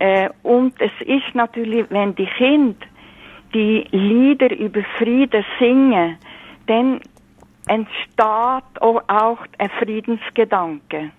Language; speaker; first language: German; non-native, fluent; Norwegian